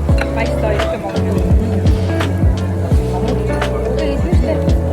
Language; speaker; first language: Korean; non-native, fluent; Mongolian